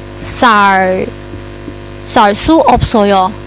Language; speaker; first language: Korean; non-native, learner; Chinese